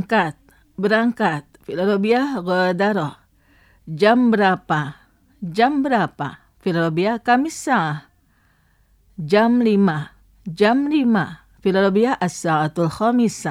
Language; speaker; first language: Arabic; non-native, fluent; Indonesian